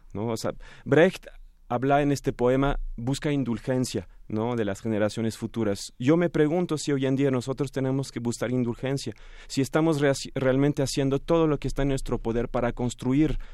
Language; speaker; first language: Spanish; non-native, fluent; French